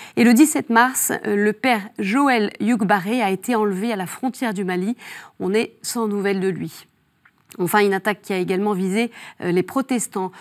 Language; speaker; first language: French; native; French